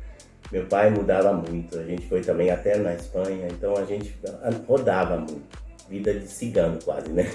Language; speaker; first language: Portuguese; non-native, fluent; Spanish